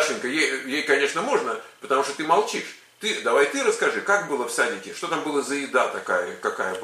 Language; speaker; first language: Russian; native; Russian